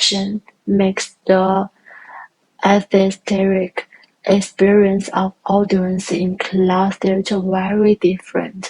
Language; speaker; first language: English; non-native, learner; Chinese